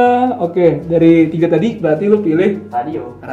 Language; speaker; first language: Indonesian; native; Indonesian